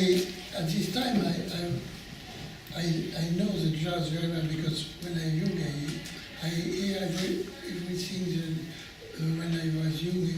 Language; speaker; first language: English; non-native, learner; French